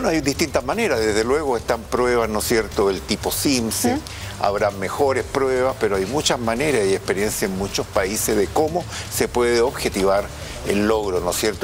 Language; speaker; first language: Spanish; native; Spanish